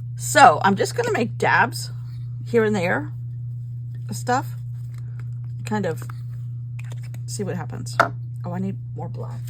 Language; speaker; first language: English; native; English